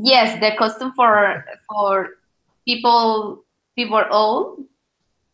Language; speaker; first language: English; non-native, learner; Spanish